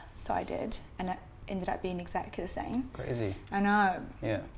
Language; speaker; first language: English; native; English